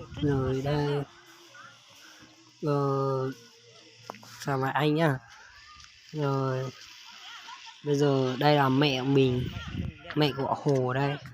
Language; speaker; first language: Vietnamese; non-native, local second language; Hmong